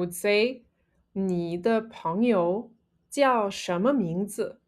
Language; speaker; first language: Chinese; non-native, fluent; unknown